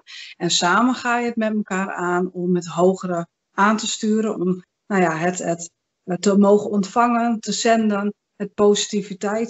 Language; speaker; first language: Dutch; native; Dutch